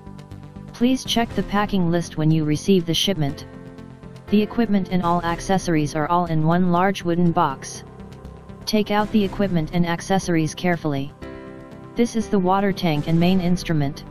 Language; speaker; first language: English; non-native, fluent; Chinese